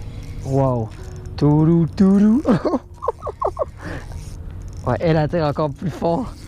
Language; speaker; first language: French; native; French